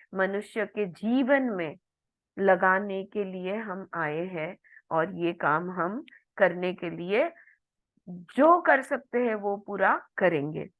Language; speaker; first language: Hindi; non-native, local second language; Marathi